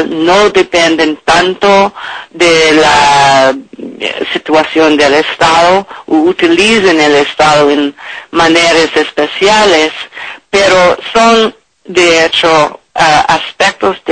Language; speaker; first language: Spanish; non-native, learner; English